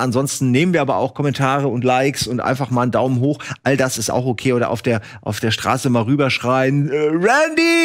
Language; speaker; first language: German; native; German